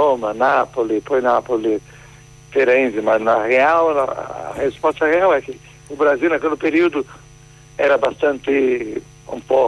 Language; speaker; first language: Italian; non-native, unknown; Portuguese